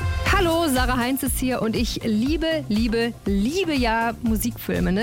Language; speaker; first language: German; native; German